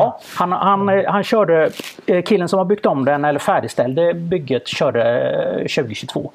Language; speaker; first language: Swedish; native; Swedish